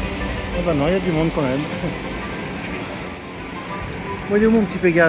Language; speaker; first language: French; native; French